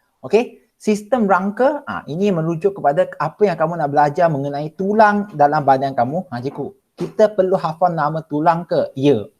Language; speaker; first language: Malay; non-native, local second language; Chinese